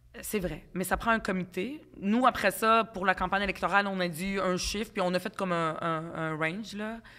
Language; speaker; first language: French; early bilingual, other home language; Arabic